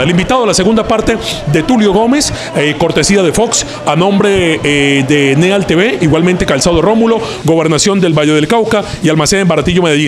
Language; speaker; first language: Spanish; native; Spanish